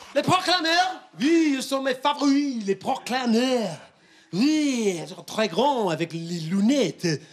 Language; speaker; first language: French; non-native, fluent; English